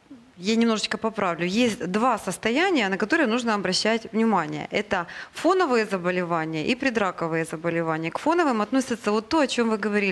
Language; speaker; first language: Russian; native; Russian